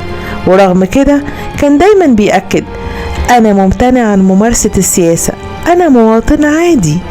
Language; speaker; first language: Arabic; native; Arabic